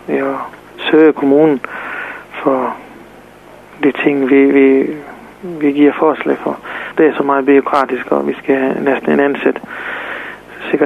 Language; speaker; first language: Danish; non-native, fluent; Serbian